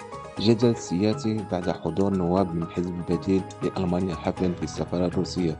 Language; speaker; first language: Arabic; native; Arabic